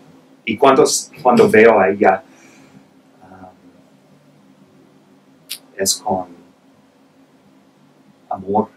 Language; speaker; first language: Spanish; non-native, fluent; English